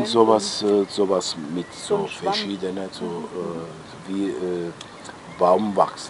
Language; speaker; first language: German; non-native, local second language; Turkish